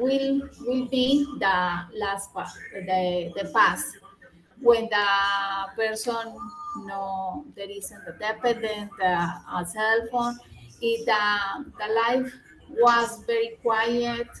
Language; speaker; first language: English; non-native, learner; Spanish